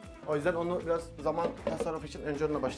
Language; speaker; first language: Turkish; native; Turkish